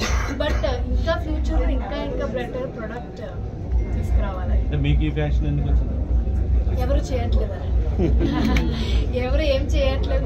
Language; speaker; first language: Telugu; native; Telugu